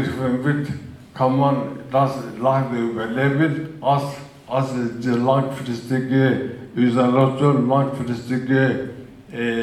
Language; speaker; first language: German; non-native, fluent; Turkish